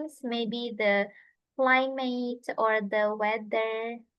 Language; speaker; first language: English; non-native, fluent; Indonesian